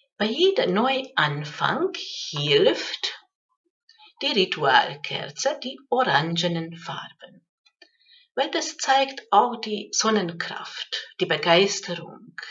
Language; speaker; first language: German; non-native, fluent; Hungarian